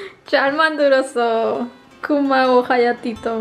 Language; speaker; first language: Korean; non-native, learner; Spanish